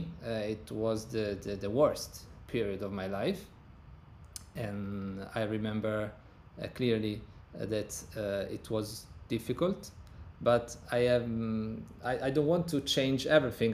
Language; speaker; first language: English; non-native, learner; Italian